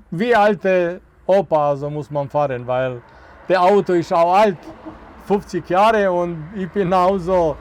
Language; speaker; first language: German; non-native, fluent; Serbian